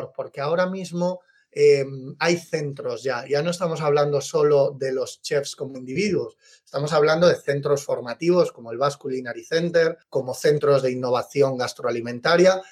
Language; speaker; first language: Spanish; native; Spanish